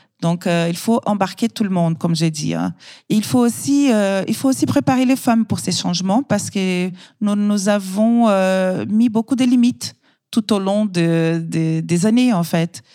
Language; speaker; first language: French; non-native, fluent; Portuguese